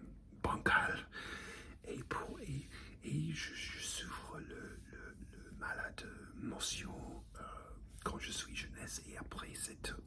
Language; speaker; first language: French; non-native, learner; English